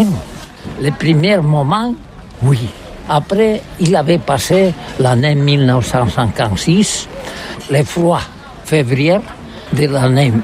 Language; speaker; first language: French; non-native, learner; Catalan